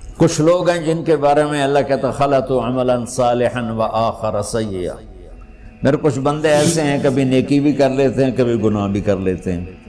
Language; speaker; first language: Urdu; non-native, local second language; Punjabi